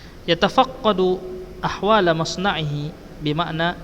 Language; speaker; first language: Arabic; non-native, fluent; Indonesian